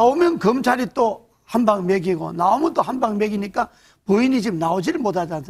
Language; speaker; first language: Korean; native; Korean